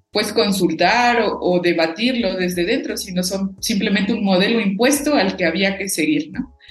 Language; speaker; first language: Spanish; non-native, local second language; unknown